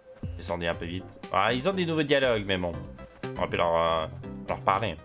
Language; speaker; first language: French; native; French